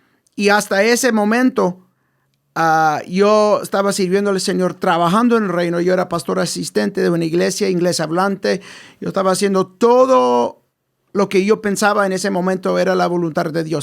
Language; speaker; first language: Spanish; early bilingual, heritage; English